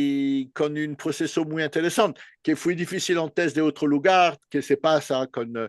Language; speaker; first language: Spanish; non-native, learner; French